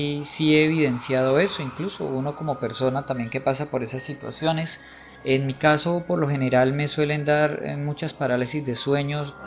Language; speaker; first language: Spanish; native; Spanish